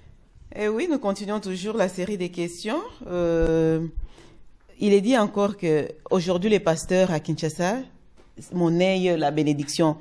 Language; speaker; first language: French; non-native, local second language; Lingala